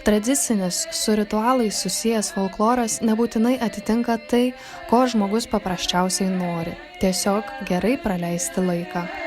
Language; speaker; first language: Lithuanian; native; Lithuanian